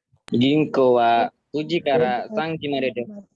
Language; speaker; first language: Japanese; non-native, learner; Indonesian